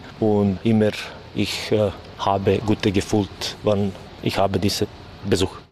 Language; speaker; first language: German; non-native, learner; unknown